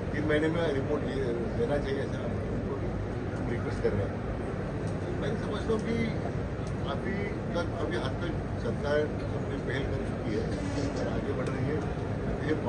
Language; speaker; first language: Hindi; non-native, local second language; Marathi